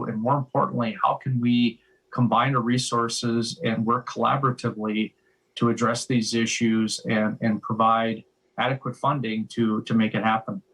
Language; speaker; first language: English; native; English